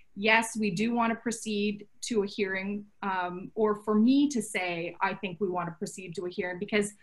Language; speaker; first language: English; native; English